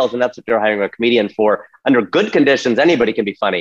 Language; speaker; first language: English; native; English